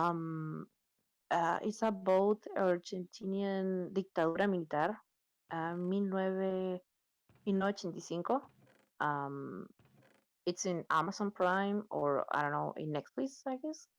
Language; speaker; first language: English; non-native, learner; Spanish